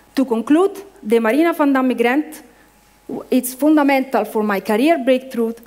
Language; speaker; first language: English; non-native, fluent; Italian